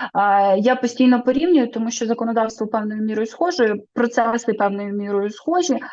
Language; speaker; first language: Ukrainian; native; Ukrainian